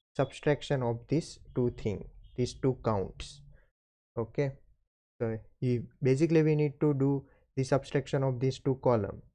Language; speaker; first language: English; non-native, local second language; Gujarati